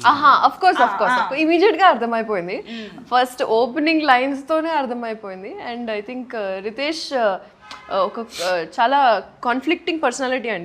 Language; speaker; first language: Telugu; non-native, local second language; Urdu